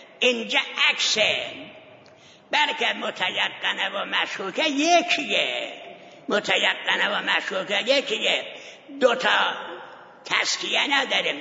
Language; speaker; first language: Persian; non-native, local second language; Azerbaijani